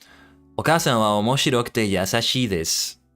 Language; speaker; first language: Japanese; non-native, learner; English